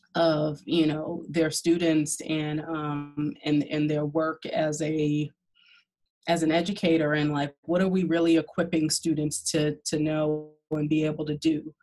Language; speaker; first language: English; native; English